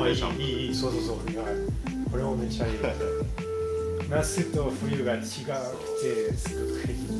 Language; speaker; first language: Japanese; non-native, learner; French